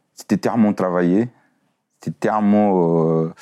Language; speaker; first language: French; non-native, fluent; Portuguese